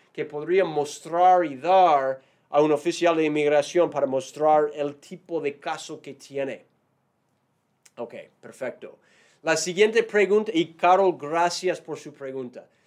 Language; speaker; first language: Spanish; non-native, fluent; English